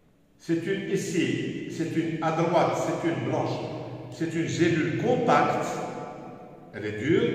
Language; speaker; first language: French; non-native, local second language; Arabic